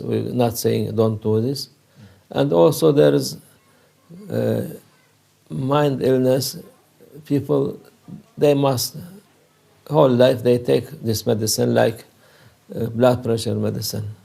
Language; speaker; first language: English; non-native, learner; Turkish